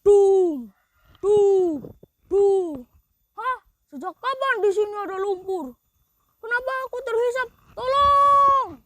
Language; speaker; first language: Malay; non-native, local second language; Javanese